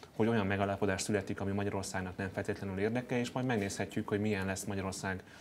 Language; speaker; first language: Hungarian; native; Hungarian